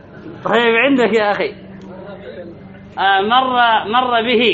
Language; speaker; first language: Arabic; native; Arabic